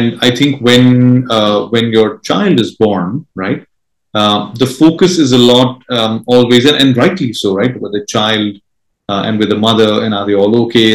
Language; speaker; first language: English; non-native, local second language; Marathi